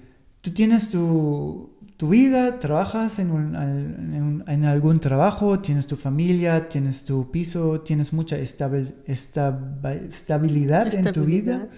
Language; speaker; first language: Spanish; non-native, fluent; German